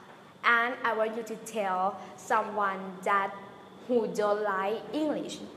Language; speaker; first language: English; non-native, learner; Thai